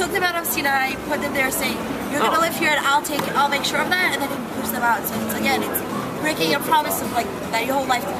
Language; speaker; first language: English; non-native, fluent; Hebrew